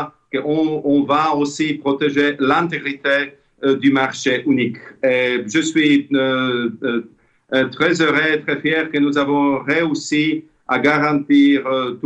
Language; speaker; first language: French; non-native, fluent; Slovak